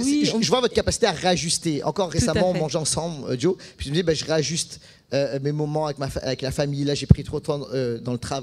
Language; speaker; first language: French; native; French